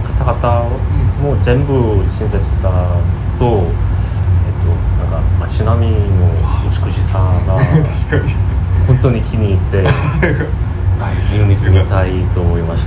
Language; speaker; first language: Japanese; non-native, learner; Korean